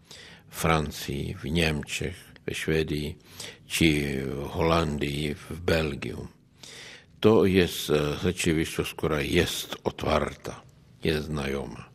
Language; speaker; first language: Polish; non-native, learner; Czech